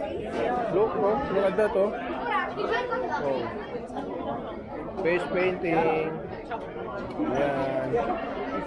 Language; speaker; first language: English; non-native, local second language; Filipino